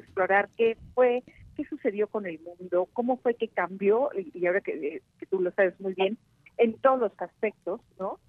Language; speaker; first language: Spanish; native; Spanish